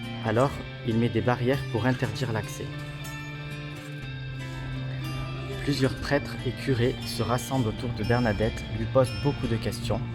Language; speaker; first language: French; native; French